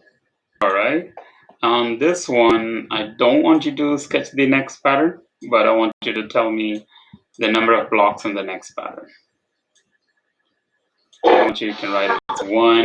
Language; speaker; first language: English; non-native, fluent; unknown